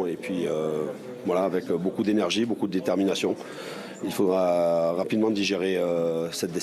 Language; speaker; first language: French; native; French